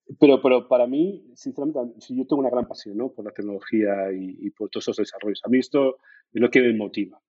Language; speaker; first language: Spanish; native; Spanish